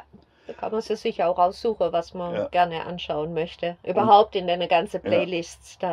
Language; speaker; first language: German; native; German